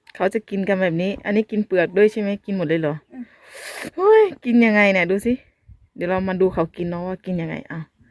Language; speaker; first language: Thai; non-native, local second language; Akha